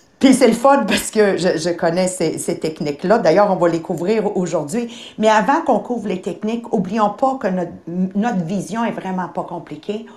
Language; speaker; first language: French; native; French